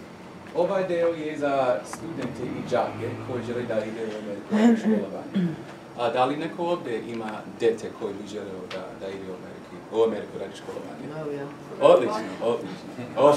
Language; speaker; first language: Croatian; non-native, learner; English